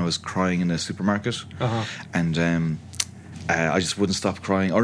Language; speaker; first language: English; native; English